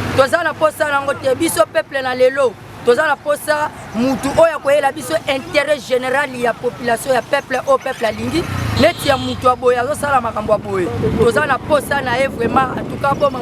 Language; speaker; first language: Lingala; non-native, local second language; Kongo